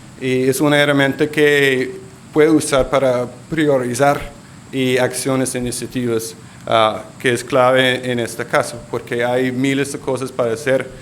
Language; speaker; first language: Spanish; non-native, local second language; English